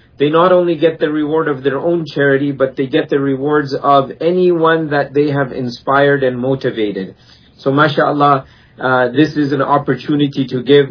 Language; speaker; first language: English; native; English